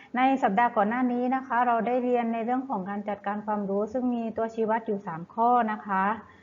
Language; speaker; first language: Thai; native; Thai